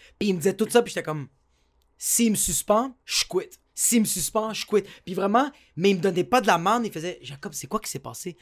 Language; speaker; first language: French; native; French